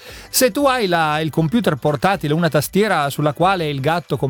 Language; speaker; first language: Italian; native; Italian